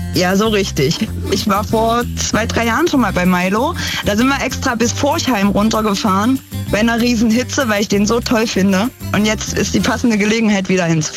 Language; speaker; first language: German; native; German